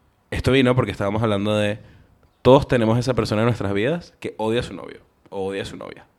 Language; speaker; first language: Spanish; early bilingual, heritage; Spanish